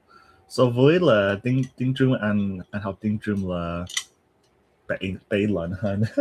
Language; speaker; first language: Vietnamese; non-native, learner; English